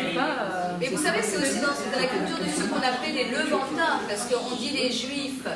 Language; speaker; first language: French; native; French